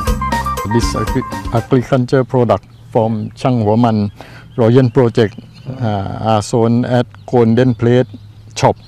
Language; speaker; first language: English; non-native, learner; Thai